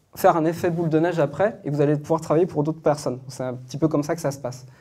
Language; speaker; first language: French; native; French